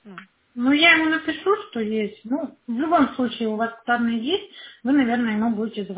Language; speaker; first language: Russian; native; Russian